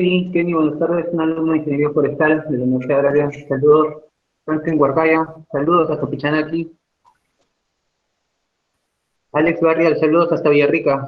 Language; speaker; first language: Spanish; native; Spanish